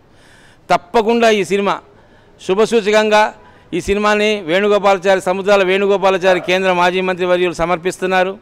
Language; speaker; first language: Telugu; native; Telugu